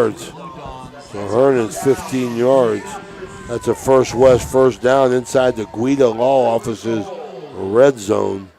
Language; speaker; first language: English; native; English